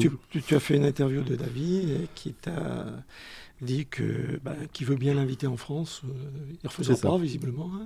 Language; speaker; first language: French; native; French